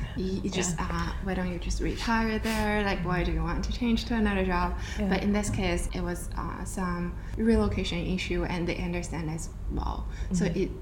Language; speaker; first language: English; non-native, fluent; Chinese